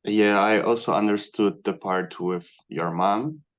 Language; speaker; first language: English; non-native, fluent; Polish